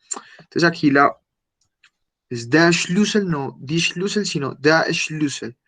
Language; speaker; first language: German; non-native, learner; Spanish